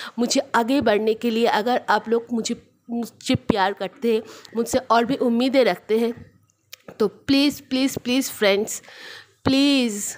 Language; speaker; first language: Hindi; non-native, local second language; Bangla